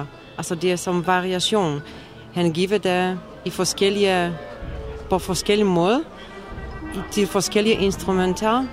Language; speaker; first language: Danish; non-native, fluent; Polish